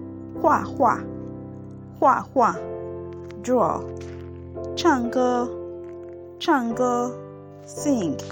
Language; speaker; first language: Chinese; non-native, fluent; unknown